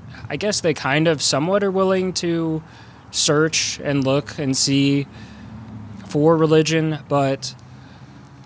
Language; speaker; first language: English; native; English